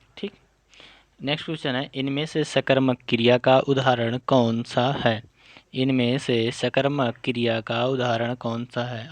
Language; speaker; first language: Hindi; native; Hindi